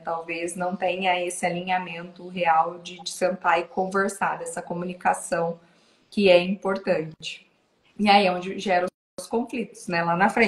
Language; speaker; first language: Portuguese; native; Portuguese